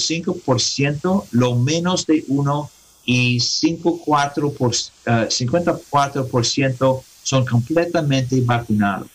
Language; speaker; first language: Spanish; non-native, learner; English